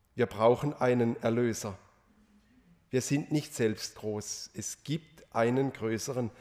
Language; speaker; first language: German; native; German